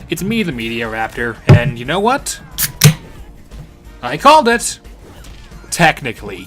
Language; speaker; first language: English; native; English